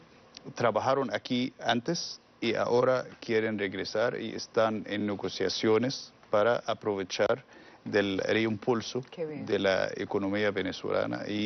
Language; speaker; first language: Spanish; non-native, learner; Arabic